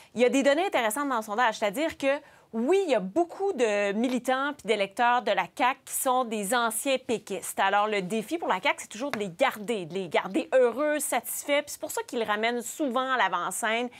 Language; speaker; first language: French; native; French